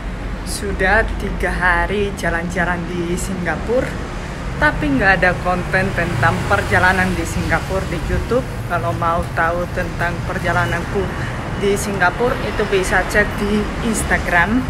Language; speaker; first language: Indonesian; non-native, fluent; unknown